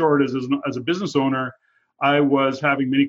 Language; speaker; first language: English; native; English